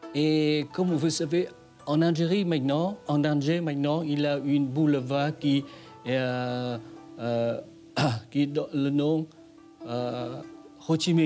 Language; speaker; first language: French; non-native, fluent; Vietnamese